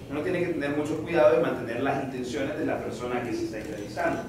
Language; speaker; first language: Spanish; native; Spanish